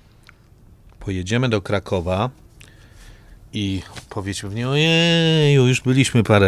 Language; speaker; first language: Polish; native; Polish